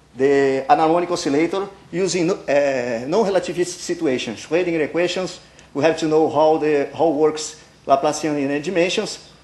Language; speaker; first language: English; non-native, learner; Portuguese